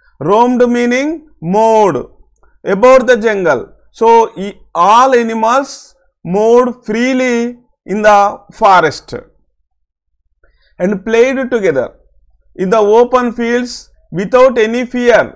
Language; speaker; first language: English; non-native, local second language; Telugu